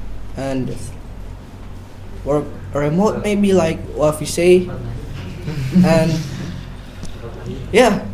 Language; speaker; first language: English; non-native, learner; Indonesian